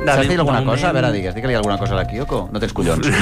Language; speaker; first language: Catalan; native; Catalan